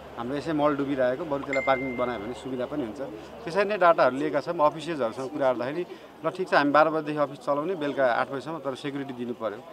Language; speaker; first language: Nepali; native; Nepali